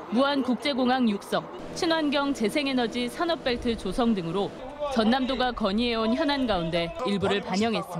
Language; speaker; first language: Korean; native; Korean